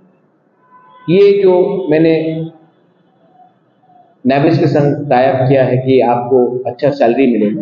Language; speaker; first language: Hindi; non-native, local second language; Kok Borok